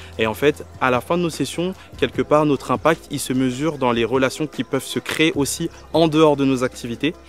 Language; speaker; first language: French; native; French